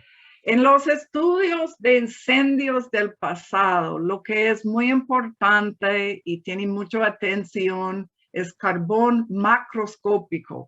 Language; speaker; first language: Spanish; non-native, fluent; English